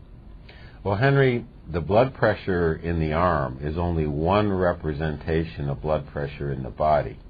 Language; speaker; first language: English; native; English